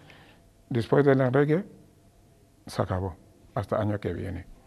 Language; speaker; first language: Spanish; non-native, learner; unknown